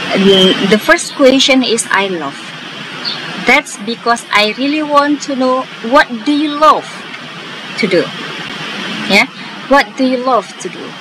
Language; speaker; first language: English; non-native, fluent; Indonesian